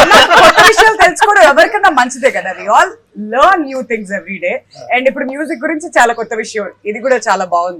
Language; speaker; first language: Telugu; native; Telugu